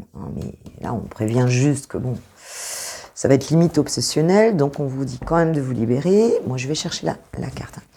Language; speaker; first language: French; native; French